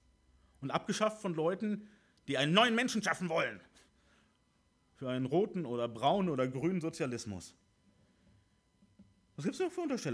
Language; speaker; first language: German; native; German